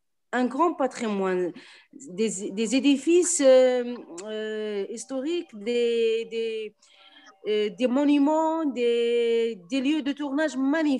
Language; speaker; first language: French; non-native, local second language; Arabic